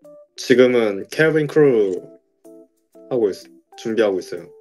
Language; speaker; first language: Korean; native; Korean